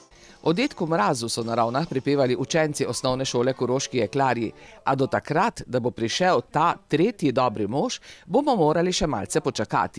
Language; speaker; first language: Slovenian; native; Slovenian